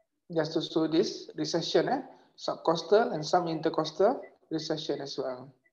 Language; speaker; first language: English; non-native, local second language; Malay